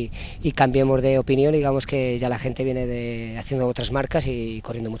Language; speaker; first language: Spanish; native; Spanish